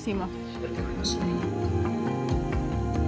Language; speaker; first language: Spanish; native; Spanish